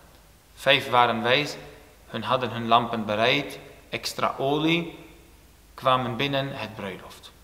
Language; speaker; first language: Dutch; non-native, fluent; Turoyo